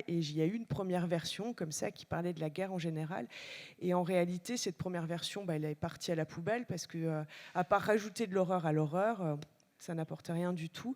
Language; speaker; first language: French; native; French